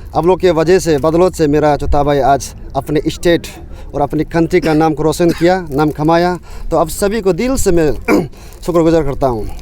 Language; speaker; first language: Hindi; non-native, local second language; Nyishi